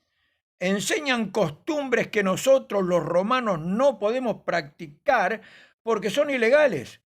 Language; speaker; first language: Spanish; native; Spanish